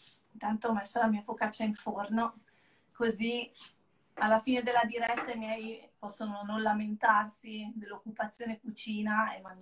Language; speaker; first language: Italian; native; Italian